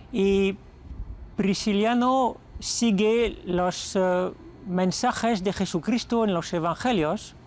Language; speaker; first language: Spanish; non-native, fluent; French